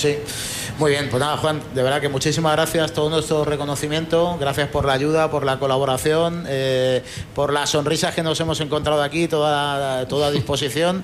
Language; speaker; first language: Spanish; native; Spanish